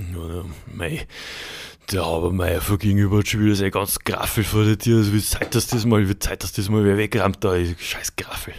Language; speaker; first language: German; native; German